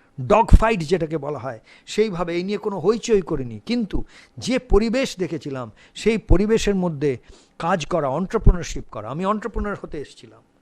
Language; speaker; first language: Bangla; early bilingual, heritage; Bangla